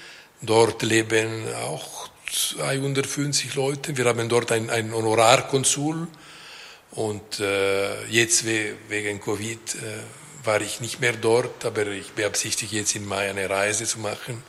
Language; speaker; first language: German; non-native, local second language; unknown